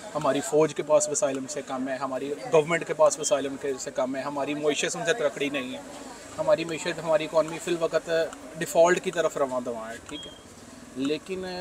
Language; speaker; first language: Urdu; non-native, local second language; Punjabi